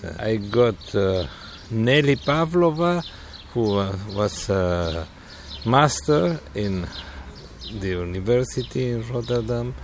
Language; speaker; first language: English; non-native, fluent; Spanish